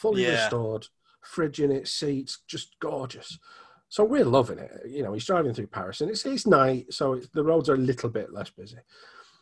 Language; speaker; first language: English; native; English